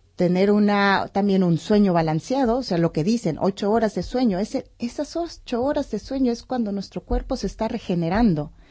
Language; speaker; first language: Spanish; native; Spanish